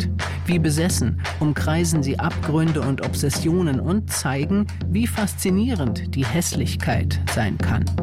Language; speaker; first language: German; native; German